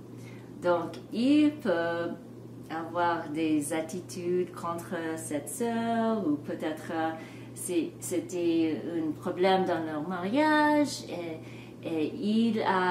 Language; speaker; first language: French; non-native, fluent; English